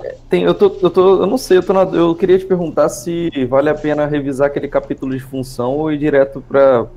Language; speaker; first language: Portuguese; native; Portuguese